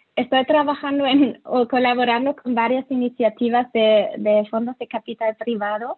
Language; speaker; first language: Spanish; non-native, fluent; German